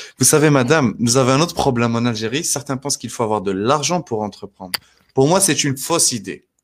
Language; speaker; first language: French; non-native, local second language; Arabic